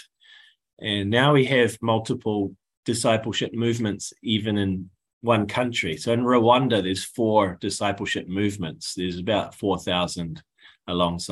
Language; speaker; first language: English; native; English